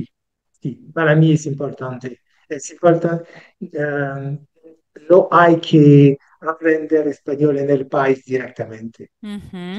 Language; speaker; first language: Spanish; non-native, learner; French